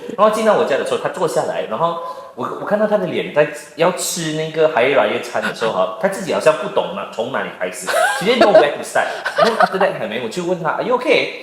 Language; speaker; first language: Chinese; non-native, local second language; English